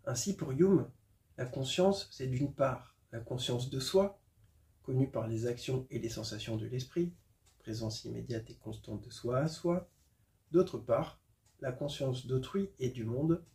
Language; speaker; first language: French; native; French